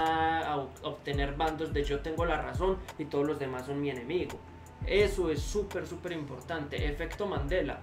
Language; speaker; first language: Spanish; native; Spanish